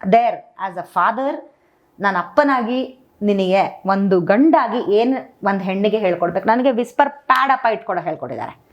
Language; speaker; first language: Kannada; native; Kannada